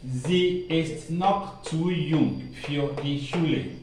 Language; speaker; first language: German; non-native, learner; Akan